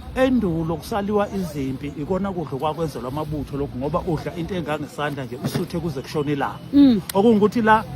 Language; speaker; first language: Zulu; native; Zulu